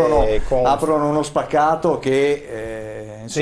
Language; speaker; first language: Italian; native; Italian